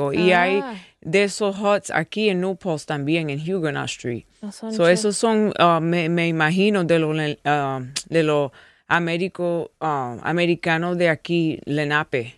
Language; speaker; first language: Spanish; early bilingual, heritage; English